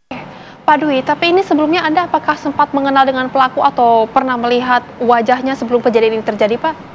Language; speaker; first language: Indonesian; native; Indonesian